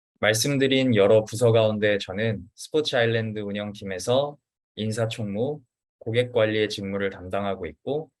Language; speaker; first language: Korean; native; Korean